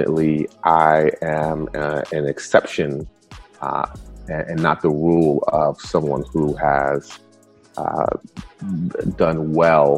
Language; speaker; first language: English; early bilingual, other home language; Spanish